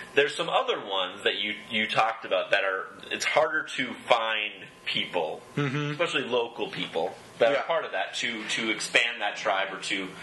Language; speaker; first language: English; native; English